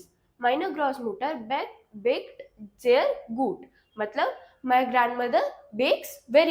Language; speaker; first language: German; non-native, fluent; Hindi